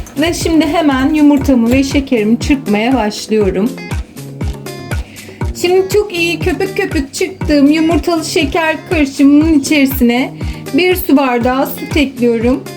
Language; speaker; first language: Turkish; native; Turkish